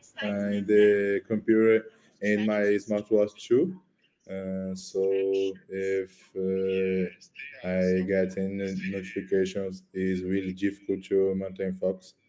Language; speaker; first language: English; non-native, learner; Portuguese